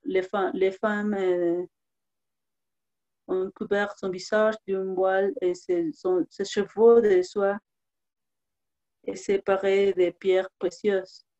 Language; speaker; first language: French; non-native, learner; Spanish